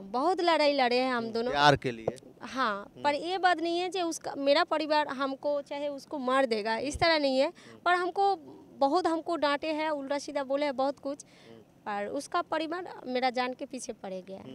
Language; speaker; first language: Hindi; non-native, local second language; Bangla